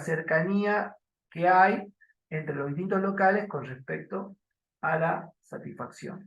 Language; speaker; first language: Spanish; native; Spanish